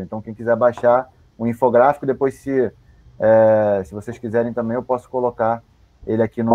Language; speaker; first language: Portuguese; native; Portuguese